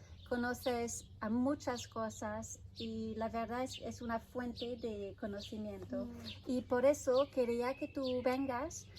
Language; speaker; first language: Spanish; non-native, fluent; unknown